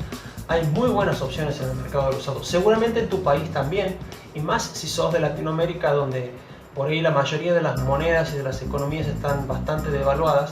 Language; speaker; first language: Spanish; native; Spanish